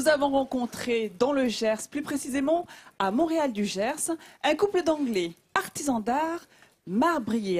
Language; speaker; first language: French; native; French